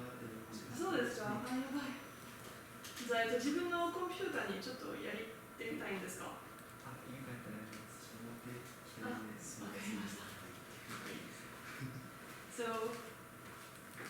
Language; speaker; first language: Japanese; non-native, learner; French